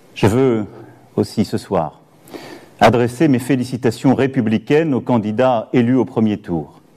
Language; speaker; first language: French; native; French